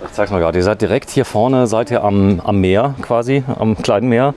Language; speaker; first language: German; native; German